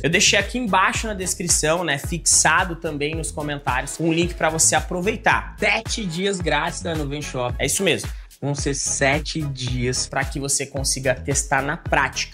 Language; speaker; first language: Portuguese; native; Portuguese